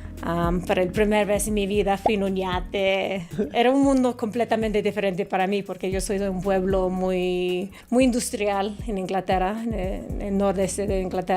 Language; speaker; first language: Spanish; non-native, fluent; English